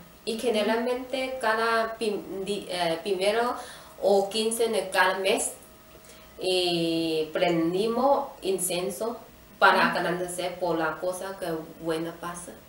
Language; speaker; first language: Spanish; non-native, learner; Chinese